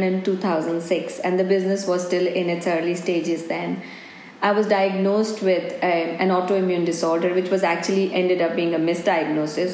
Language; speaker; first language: English; non-native, local second language; Hindi